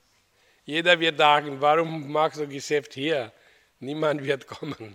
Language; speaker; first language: German; non-native, learner; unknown